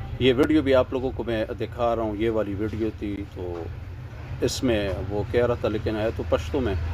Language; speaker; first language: Urdu; non-native, local second language; Pashto